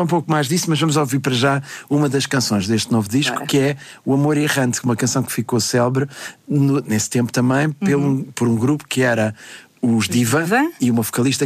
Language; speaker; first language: Portuguese; native; Portuguese